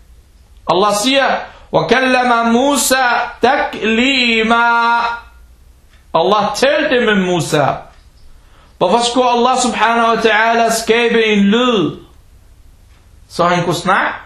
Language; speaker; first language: Danish; early bilingual, other home language; Arabic